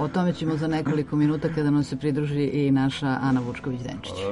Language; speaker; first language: Serbian; native; Serbian